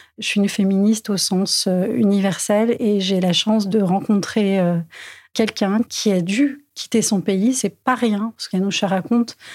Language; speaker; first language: French; native; French